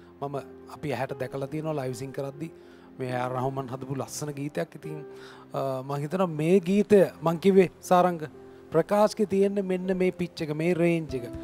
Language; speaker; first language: Sinhala; native; Sinhala